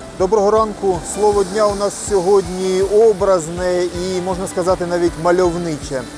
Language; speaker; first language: Ukrainian; native; Ukrainian